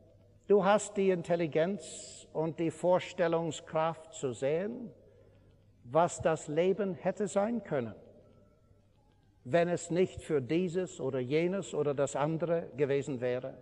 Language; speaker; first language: German; non-native, fluent; English